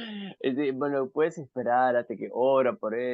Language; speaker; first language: Spanish; non-native, fluent; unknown